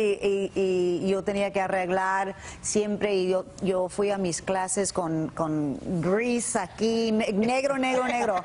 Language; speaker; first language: Spanish; non-native, learner; English